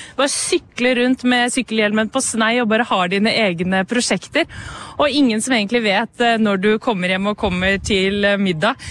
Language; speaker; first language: Norwegian; native; Norwegian